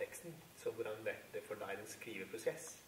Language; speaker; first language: Norwegian; non-native, fluent; Italian